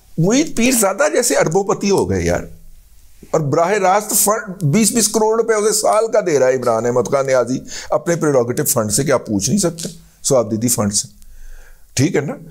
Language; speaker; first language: Urdu; non-native, local second language; Punjabi